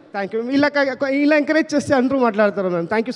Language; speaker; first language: Telugu; non-native, learner; Kannada